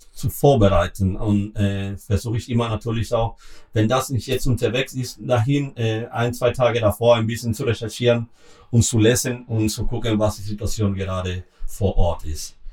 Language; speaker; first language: German; non-native, learner; Spanish